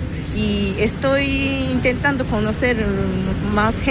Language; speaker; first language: Spanish; non-native, learner; Japanese